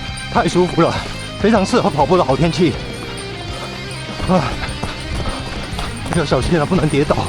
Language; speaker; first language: Chinese; native; Chinese